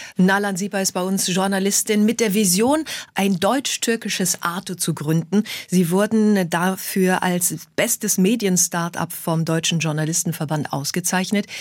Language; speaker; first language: German; native; German